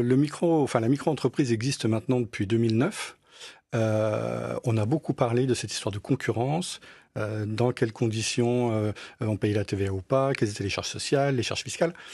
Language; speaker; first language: French; native; French